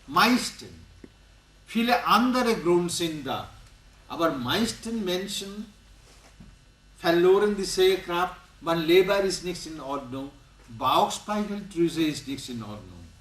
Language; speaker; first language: German; non-native, learner; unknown